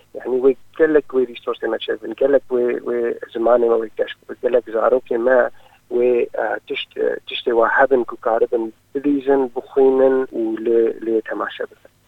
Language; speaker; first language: Kurdish; early bilingual, heritage; Kurdish